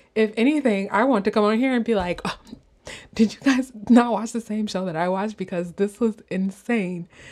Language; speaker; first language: English; native; English